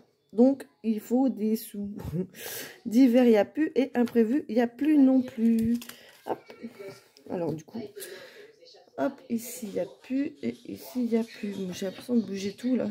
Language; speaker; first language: French; native; French